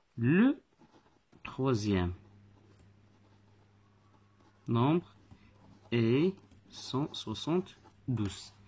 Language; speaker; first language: French; non-native, local second language; Arabic